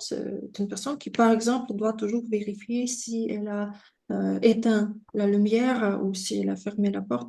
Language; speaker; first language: French; non-native, fluent; Russian